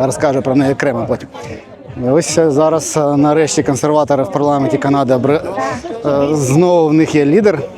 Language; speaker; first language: Ukrainian; native; Ukrainian